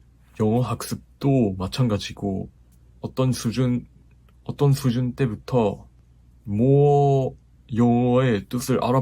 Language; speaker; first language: Korean; non-native, fluent; Japanese